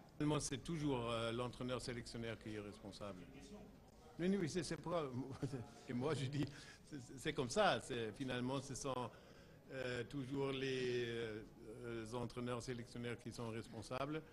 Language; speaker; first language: French; non-native, fluent; German